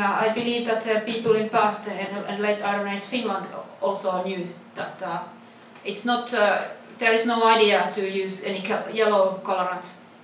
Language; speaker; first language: English; non-native, fluent; Finnish